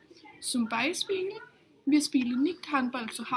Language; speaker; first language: German; non-native, learner; Danish